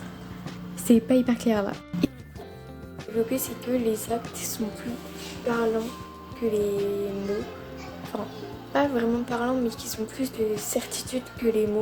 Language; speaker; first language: French; native; French